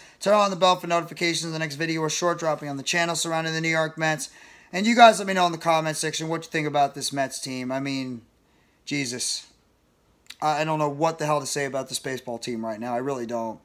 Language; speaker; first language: English; native; English